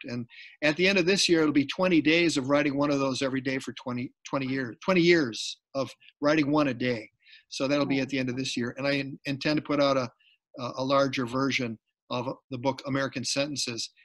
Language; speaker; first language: English; native; English